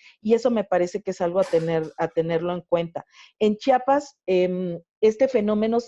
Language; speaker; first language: Spanish; native; Spanish